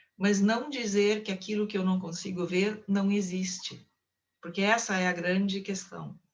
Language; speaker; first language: Portuguese; non-native, local second language; German